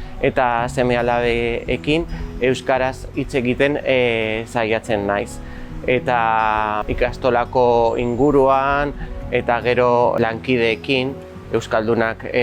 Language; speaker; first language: Basque; non-native, local second language; Spanish